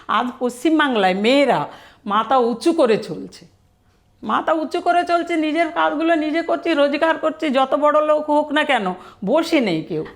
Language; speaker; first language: Bangla; non-native, fluent; Telugu